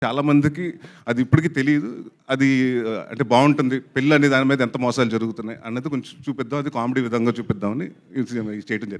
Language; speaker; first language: Telugu; native; Telugu